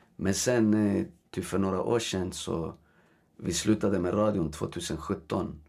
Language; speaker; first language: Swedish; early bilingual, other home language; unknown